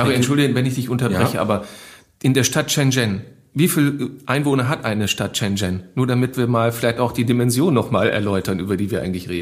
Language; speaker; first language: German; native; German